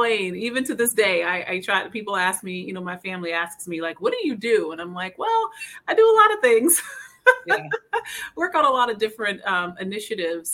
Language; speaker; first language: English; native; English